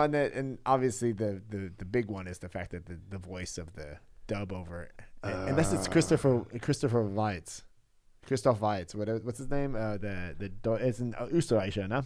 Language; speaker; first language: English; native; English